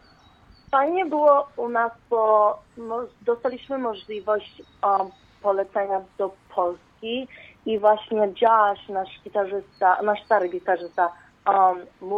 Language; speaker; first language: Polish; early bilingual, heritage; Polish